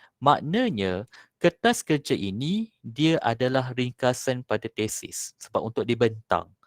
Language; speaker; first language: Malay; native; Malay